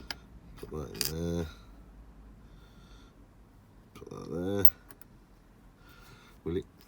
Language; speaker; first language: English; native; English